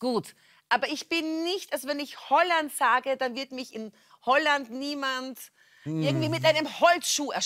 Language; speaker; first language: German; native; German